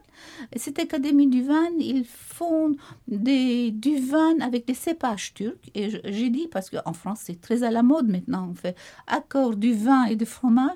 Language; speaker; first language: French; non-native, fluent; Turkish